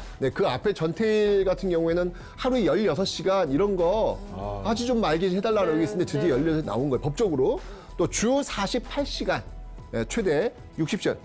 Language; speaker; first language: Korean; native; Korean